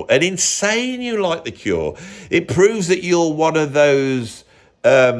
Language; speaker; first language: English; native; English